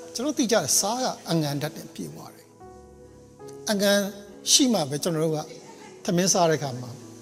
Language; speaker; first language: Burmese; non-native, local second language; Hakha Chin